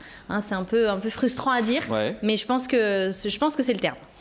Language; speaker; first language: French; native; French